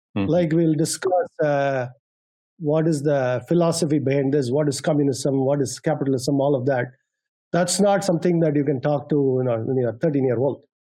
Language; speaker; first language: English; non-native, local second language; Tamil